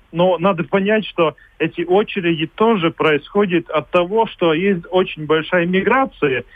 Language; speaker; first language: Russian; non-native, local second language; Latvian